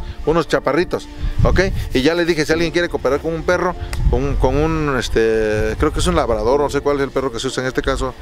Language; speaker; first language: Spanish; native; Spanish